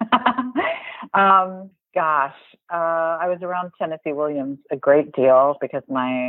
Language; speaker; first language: English; native; English